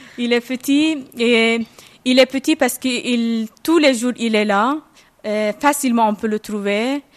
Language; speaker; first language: French; non-native, fluent; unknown